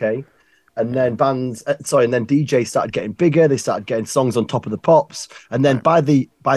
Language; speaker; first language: English; native; English